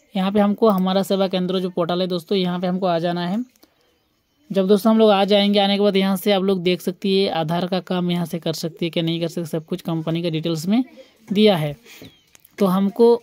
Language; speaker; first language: Hindi; non-native, local second language; Bangla